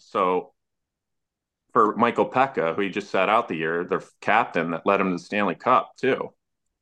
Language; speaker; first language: English; native; English